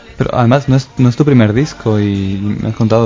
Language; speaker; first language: Spanish; native; Spanish